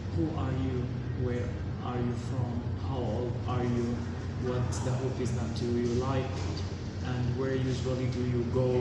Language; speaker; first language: English; non-native, learner; Arabic